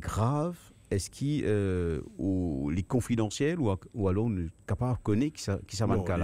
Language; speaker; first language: French; non-native, local second language; Morisyen